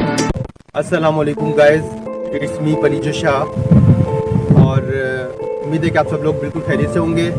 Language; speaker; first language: Hindi; non-native, local second language; Sindhi